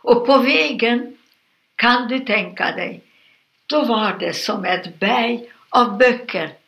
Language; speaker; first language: Swedish; non-native, fluent; Hungarian